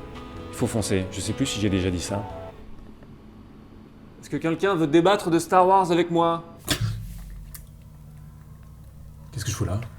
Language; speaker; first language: French; native; French